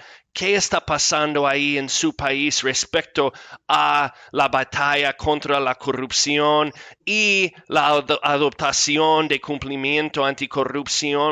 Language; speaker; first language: Spanish; non-native, fluent; English